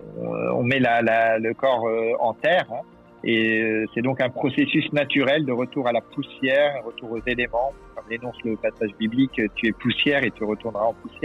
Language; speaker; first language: French; native; French